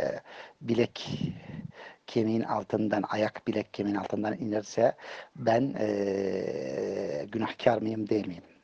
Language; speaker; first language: Turkish; native; Turkish